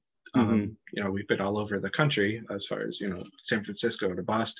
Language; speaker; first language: English; native; English